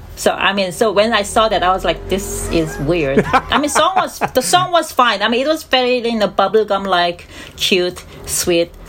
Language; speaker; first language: English; non-native, fluent; Korean